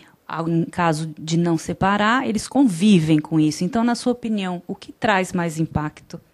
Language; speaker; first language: Portuguese; native; Portuguese